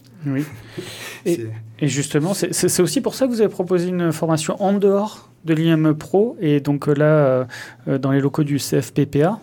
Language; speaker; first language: French; native; French